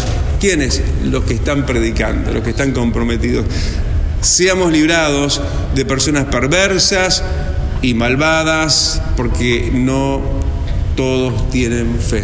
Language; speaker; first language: Spanish; native; Spanish